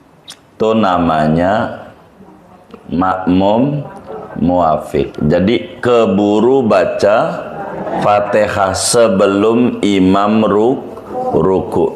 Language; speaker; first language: Indonesian; native; Indonesian